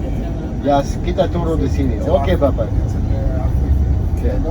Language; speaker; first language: Indonesian; non-native, fluent; Hebrew